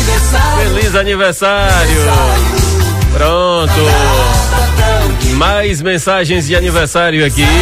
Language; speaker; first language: Portuguese; native; Portuguese